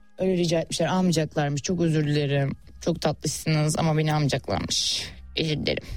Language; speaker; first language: Turkish; native; Turkish